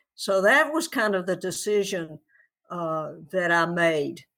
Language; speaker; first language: English; native; English